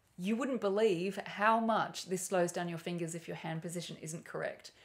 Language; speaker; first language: English; native; English